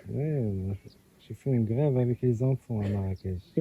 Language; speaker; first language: French; non-native, local second language; Arabic